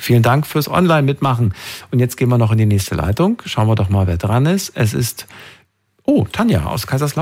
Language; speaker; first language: German; native; German